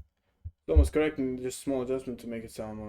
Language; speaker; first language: English; non-native, fluent; Russian